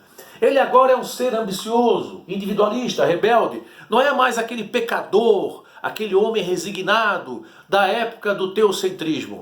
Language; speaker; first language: Portuguese; native; Portuguese